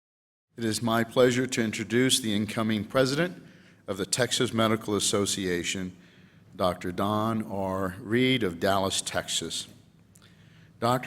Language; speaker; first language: English; native; English